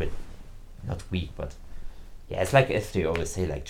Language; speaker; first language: English; non-native, fluent; German